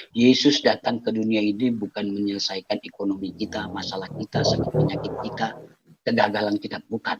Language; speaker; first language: Indonesian; non-native, local second language; Achinese